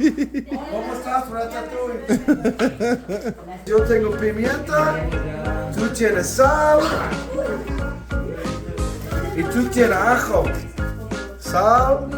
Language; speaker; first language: Spanish; non-native, learner; English